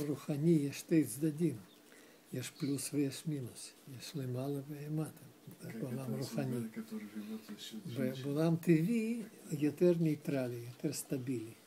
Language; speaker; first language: Hebrew; non-native, learner; Russian